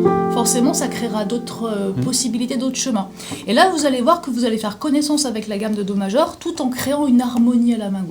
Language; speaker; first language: French; native; French